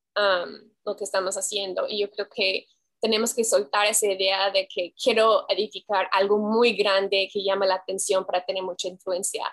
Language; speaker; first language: Spanish; non-native, fluent; English